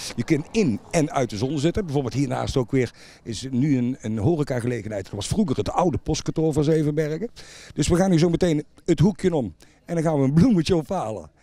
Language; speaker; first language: Dutch; native; Dutch